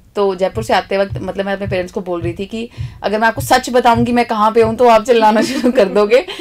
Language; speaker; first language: Hindi; native; Hindi